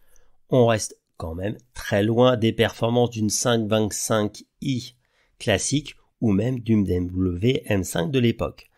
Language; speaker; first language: French; native; French